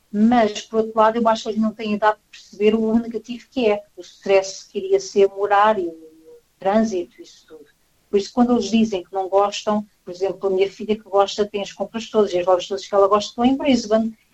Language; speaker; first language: Portuguese; native; Portuguese